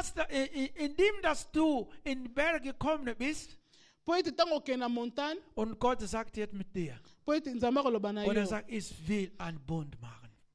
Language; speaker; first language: German; non-native, learner; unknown